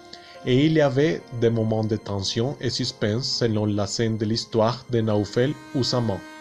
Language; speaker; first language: French; non-native, learner; Spanish